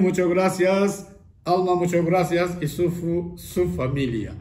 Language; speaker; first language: Spanish; non-native, learner; Turkish